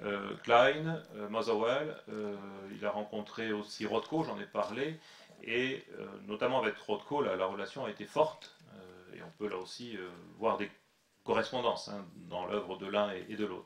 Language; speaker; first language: French; native; French